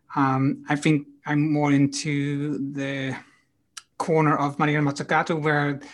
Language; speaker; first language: English; non-native, fluent; Dutch